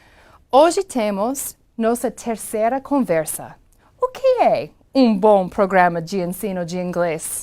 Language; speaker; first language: Portuguese; non-native, fluent; English